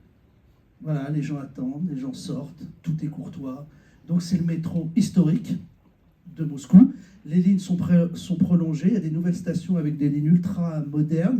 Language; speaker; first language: French; native; French